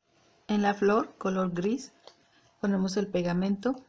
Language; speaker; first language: Spanish; native; Spanish